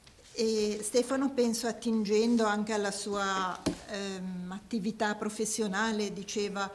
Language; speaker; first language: Italian; native; Italian